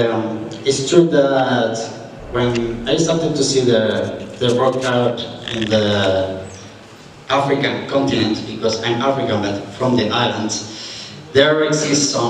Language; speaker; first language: English; non-native, fluent; Spanish